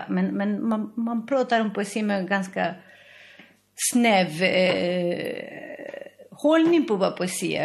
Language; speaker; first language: Swedish; non-native, fluent; Spanish